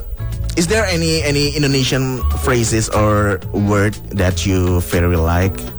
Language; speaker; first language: English; non-native, fluent; Indonesian